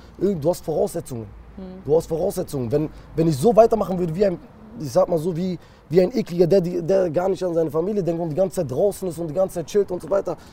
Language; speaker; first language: German; early bilingual, other home language; Kurdish